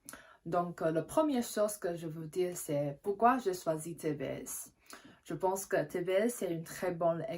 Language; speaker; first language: French; non-native, fluent; Chinese